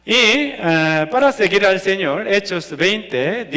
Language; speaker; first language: Spanish; non-native, fluent; Korean